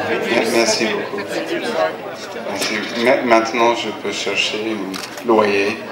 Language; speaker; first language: French; non-native, fluent; English